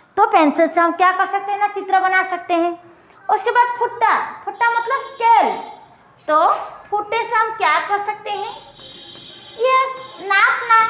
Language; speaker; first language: Hindi; non-native, local second language; Odia